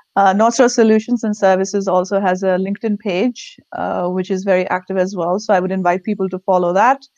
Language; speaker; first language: English; non-native, local second language; Tamil